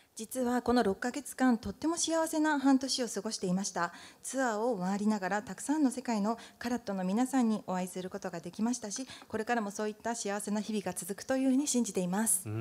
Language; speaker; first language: Japanese; native; Japanese